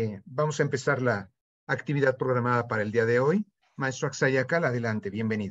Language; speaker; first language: Spanish; native; Spanish